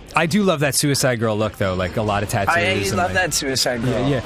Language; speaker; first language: English; early bilingual, other home language; Hebrew